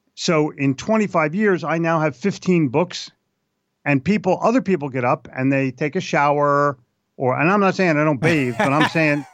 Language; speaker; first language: English; native; English